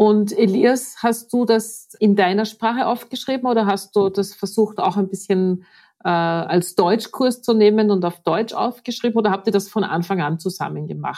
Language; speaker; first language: German; native; German